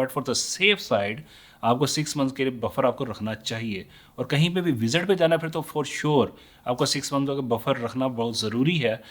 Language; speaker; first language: Urdu; native; Urdu